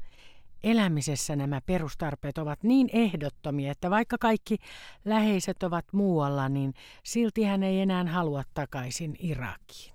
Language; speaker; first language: Finnish; native; Finnish